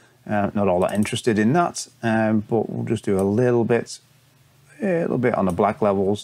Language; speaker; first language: English; native; English